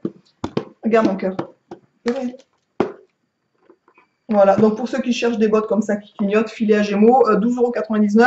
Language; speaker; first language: French; native; French